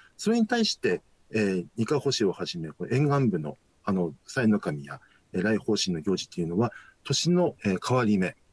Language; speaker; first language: Japanese; native; Japanese